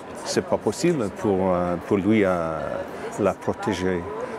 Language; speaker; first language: French; non-native, learner; English